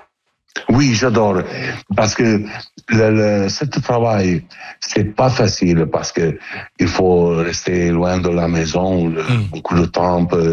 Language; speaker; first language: French; non-native, learner; Italian